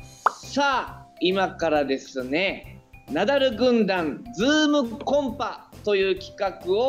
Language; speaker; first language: Japanese; native; Japanese